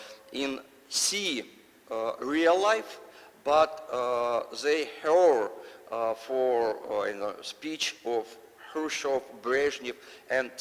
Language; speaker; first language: English; non-native, learner; Russian